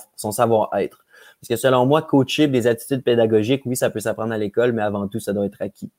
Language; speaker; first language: French; native; French